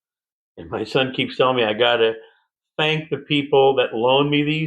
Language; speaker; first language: English; native; English